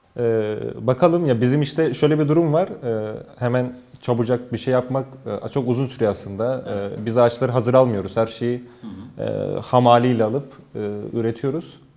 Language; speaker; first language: Turkish; native; Turkish